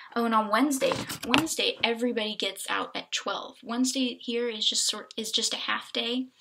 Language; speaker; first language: English; native; English